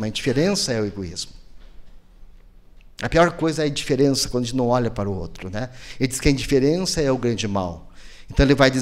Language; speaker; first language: Portuguese; native; Portuguese